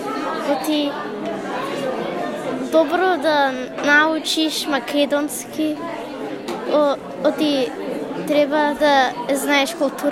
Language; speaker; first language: Macedonian; early bilingual, heritage; Macedonian